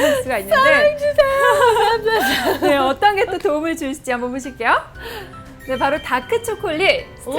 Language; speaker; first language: Korean; native; Korean